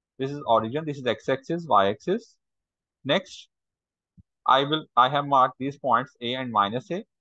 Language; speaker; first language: English; non-native, local second language; Urdu